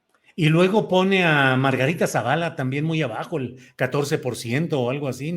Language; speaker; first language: Spanish; native; Spanish